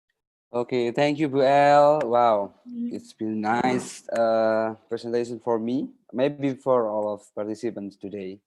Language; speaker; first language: English; non-native, fluent; Indonesian